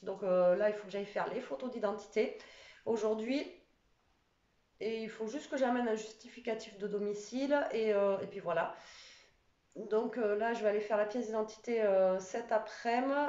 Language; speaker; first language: French; native; French